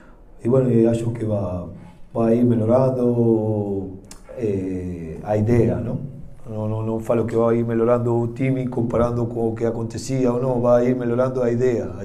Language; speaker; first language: Portuguese; non-native, learner; Spanish